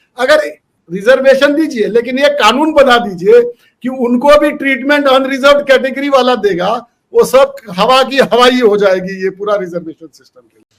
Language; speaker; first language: Hindi; non-native, local second language; Marathi